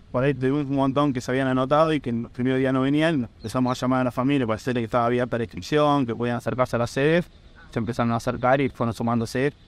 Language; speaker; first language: Spanish; native; Spanish